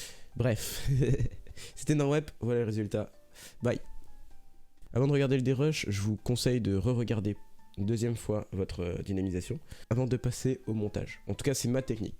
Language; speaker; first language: French; native; French